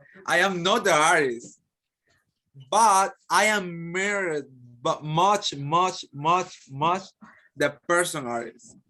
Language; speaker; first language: English; non-native, learner; Spanish